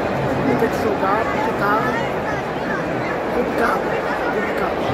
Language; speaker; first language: Portuguese; native; Portuguese